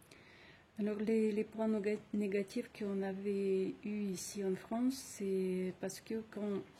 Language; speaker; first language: French; non-native, fluent; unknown